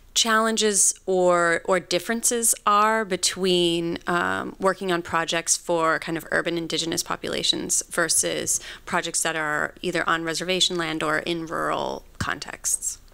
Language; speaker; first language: English; native; English